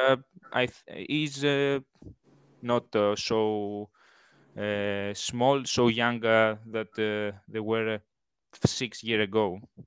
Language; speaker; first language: English; non-native, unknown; Greek